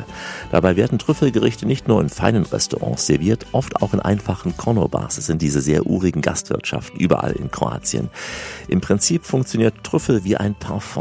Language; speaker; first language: German; native; German